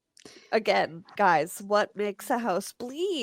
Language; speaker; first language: English; native; English